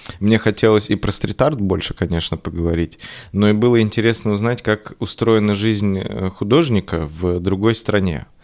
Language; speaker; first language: Russian; native; Russian